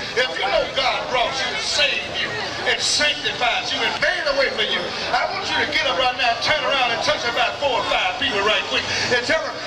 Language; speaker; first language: English; native; English